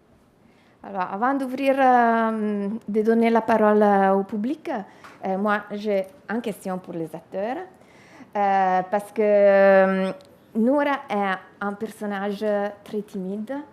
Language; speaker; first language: French; non-native, learner; Italian